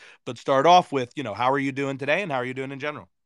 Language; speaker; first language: English; native; English